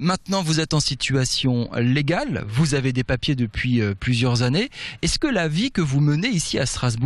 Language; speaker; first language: French; native; French